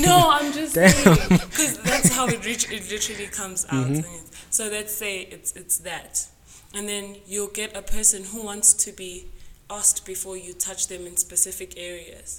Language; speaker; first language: English; non-native, local second language; Zulu